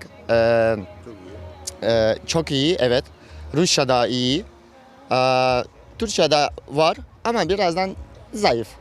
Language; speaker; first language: Turkish; non-native, learner; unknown